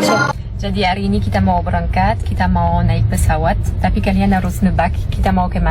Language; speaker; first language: Indonesian; non-native, fluent; French